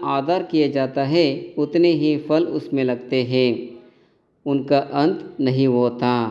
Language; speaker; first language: Hindi; non-native, local second language; Kannada